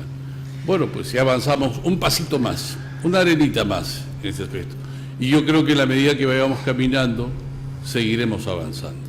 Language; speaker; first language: Spanish; native; Spanish